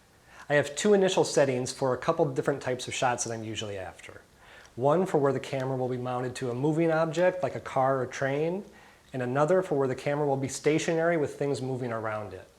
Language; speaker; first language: English; native; English